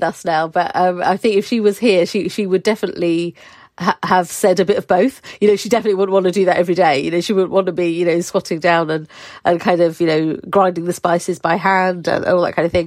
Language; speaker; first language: English; native; English